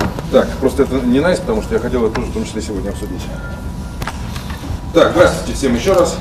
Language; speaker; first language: Russian; native; Russian